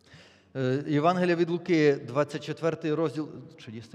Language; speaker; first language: Polish; non-native, learner; Ukrainian